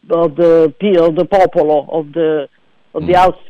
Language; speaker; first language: English; non-native, fluent; Italian